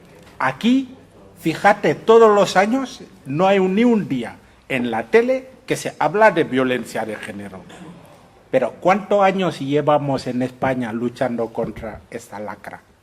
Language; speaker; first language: Spanish; non-native, fluent; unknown